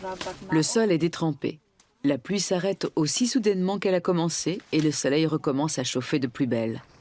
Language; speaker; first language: French; native; French